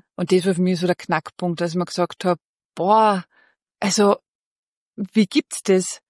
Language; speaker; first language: German; early bilingual, other home language; Bosnian